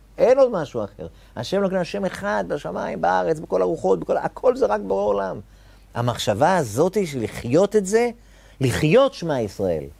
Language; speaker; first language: Hebrew; native; Hebrew